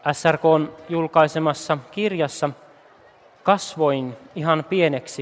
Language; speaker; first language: Finnish; native; Finnish